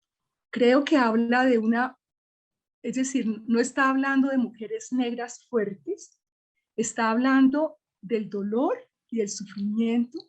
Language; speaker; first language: Spanish; native; Spanish